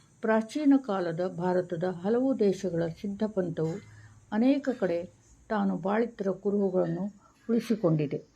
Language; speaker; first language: Kannada; native; Kannada